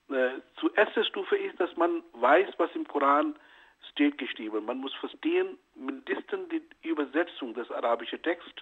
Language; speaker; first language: German; non-native, fluent; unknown